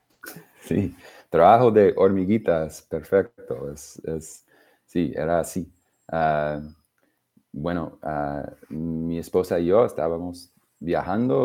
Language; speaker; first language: Spanish; non-native, fluent; English